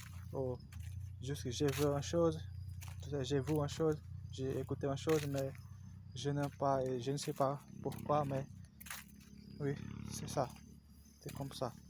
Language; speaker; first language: French; non-native, learner; Portuguese